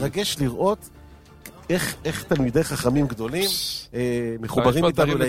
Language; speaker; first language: Hebrew; native; Hebrew